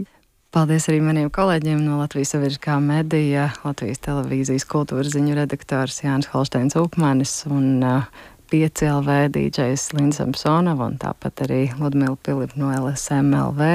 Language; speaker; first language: Latvian; native; Latvian